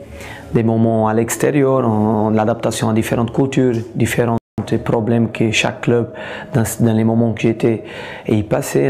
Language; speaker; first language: French; non-native, fluent; Portuguese